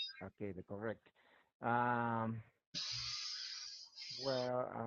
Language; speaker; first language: English; non-native, learner; Spanish